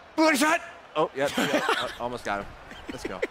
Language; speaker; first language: English; native; English